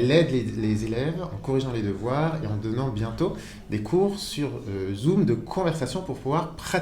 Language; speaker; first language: French; native; French